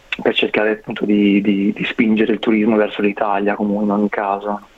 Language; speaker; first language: Italian; native; Italian